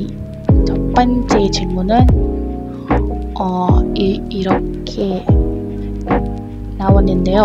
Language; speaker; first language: Korean; non-native, learner; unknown